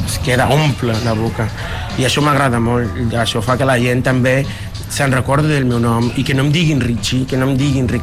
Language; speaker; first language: Catalan; non-native, fluent; Spanish